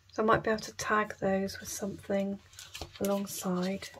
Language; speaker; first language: English; native; English